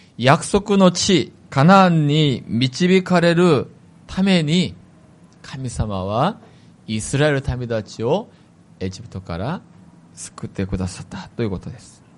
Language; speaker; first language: Japanese; non-native, fluent; Korean